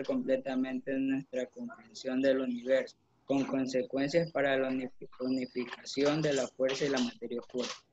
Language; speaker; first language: Spanish; native; Spanish